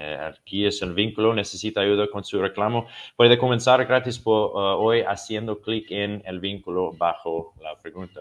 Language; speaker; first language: Spanish; non-native, learner; English